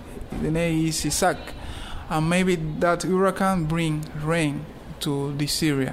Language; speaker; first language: English; non-native, learner; Spanish